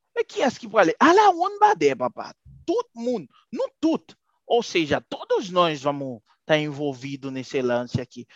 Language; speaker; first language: Portuguese; non-native, fluent; Haitian Creole